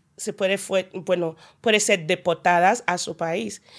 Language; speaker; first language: Spanish; non-native, learner; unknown